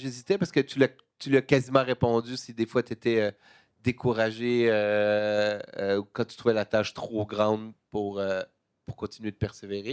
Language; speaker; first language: French; native; French